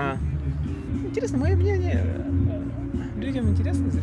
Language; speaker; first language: Russian; non-native, local second language; Yakut